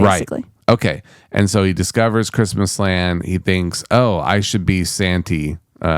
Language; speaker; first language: English; native; English